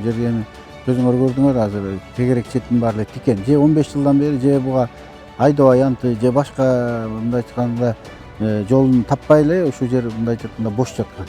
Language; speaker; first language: Kyrgyz; native; Kyrgyz